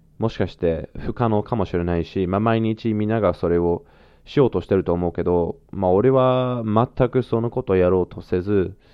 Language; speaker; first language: Japanese; non-native, fluent; English